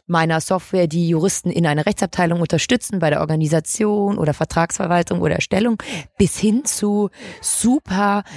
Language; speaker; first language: German; native; German